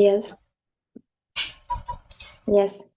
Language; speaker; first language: English; non-native, learner; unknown